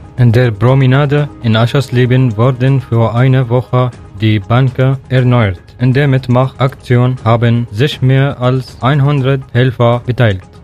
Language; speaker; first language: German; non-native, learner; Arabic